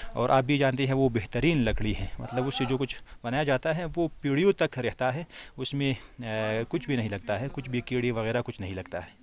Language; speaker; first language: Hindi; non-native, fluent; Pashto